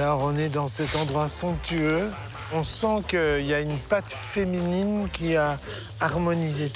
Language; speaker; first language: French; native; French